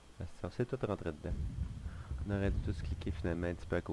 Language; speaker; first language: French; native; French